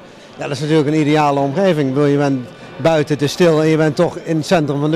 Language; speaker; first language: Dutch; native; Dutch